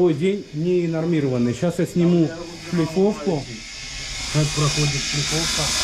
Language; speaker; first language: Russian; native; Russian